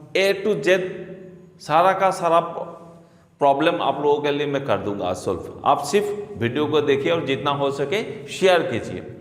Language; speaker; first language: Hindi; non-native, local second language; Assamese